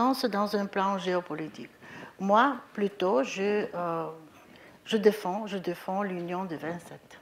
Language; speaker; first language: French; non-native, fluent; Bulgarian